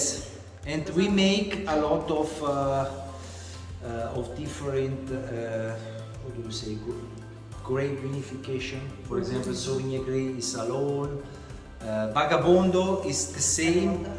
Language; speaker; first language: English; non-native, learner; Italian